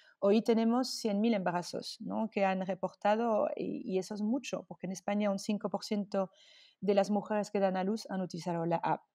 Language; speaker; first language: Spanish; non-native, fluent; French